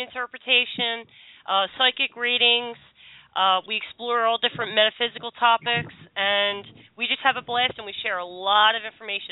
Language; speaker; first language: English; native; English